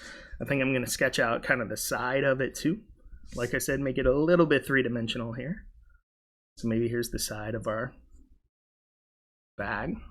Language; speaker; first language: English; native; English